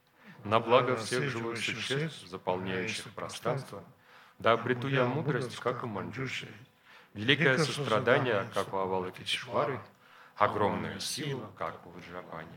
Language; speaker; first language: Russian; native; Russian